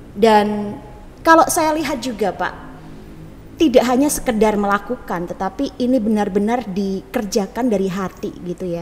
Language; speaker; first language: Indonesian; native; Indonesian